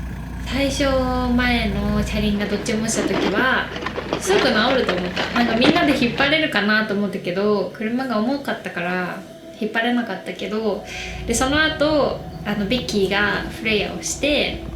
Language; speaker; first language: Japanese; native; Japanese